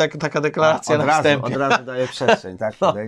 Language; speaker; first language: Polish; native; Polish